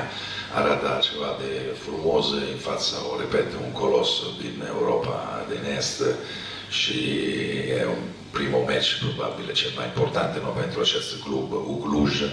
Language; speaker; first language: Romanian; non-native, fluent; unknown